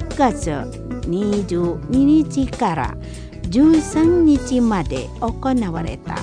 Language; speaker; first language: Japanese; non-native, fluent; Indonesian